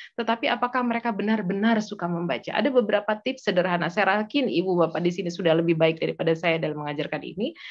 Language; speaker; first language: Indonesian; native; Indonesian